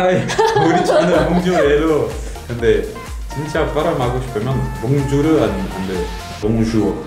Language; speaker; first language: Korean; non-native, learner; French